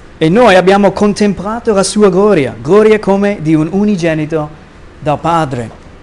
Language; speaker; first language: Italian; non-native, fluent; English